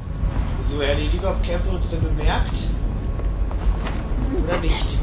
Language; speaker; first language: German; native; German